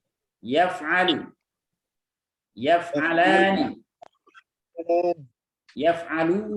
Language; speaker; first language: Arabic; non-native, fluent; Indonesian